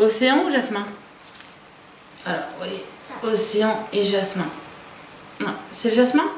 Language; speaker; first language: French; native; French